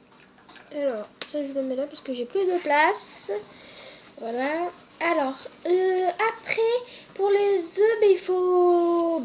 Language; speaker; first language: French; native; French